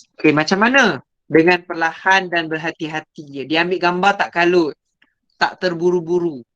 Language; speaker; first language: Malay; native; Malay